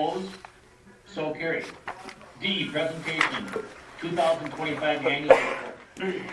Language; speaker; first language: English; native; English